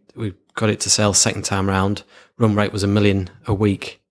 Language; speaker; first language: English; native; English